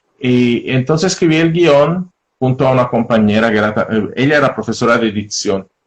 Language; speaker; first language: Spanish; non-native, fluent; Italian